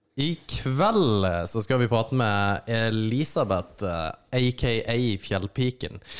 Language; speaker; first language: Norwegian; native; Norwegian